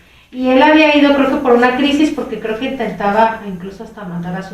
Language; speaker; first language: Spanish; native; Spanish